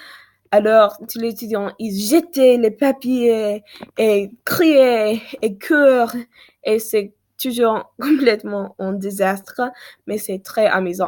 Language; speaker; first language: French; non-native, learner; English